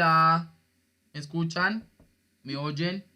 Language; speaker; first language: Spanish; native; Spanish